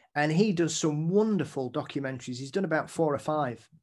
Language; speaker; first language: English; native; English